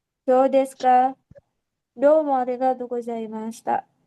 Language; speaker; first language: Japanese; non-native, learner; Indonesian